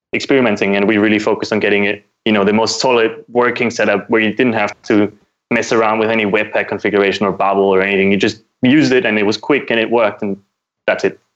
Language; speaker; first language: English; non-native, fluent; German